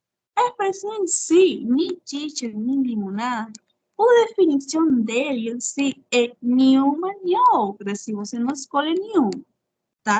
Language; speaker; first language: Portuguese; non-native, fluent; Spanish